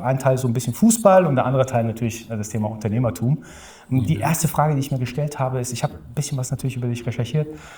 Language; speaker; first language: German; native; German